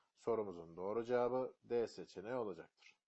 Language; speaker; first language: Turkish; native; Turkish